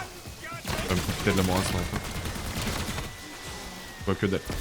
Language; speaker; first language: French; native; French